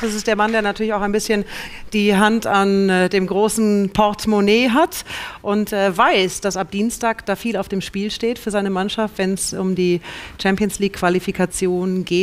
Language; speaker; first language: German; native; German